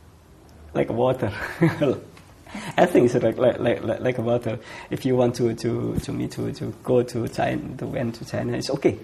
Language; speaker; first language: English; non-native, fluent; Indonesian